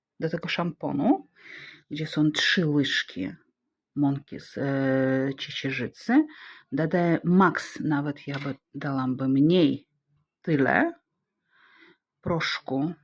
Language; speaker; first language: Polish; non-native, fluent; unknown